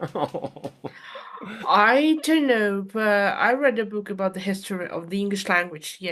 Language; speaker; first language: English; non-native, fluent; Russian